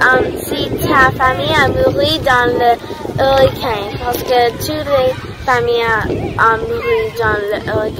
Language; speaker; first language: French; non-native, learner; English